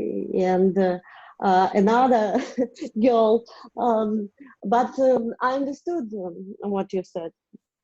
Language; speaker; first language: English; non-native, learner; Russian